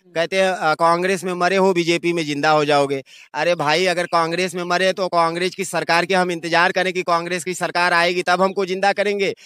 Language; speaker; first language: Hindi; native; Hindi